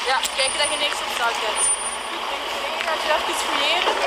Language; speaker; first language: Dutch; native; Dutch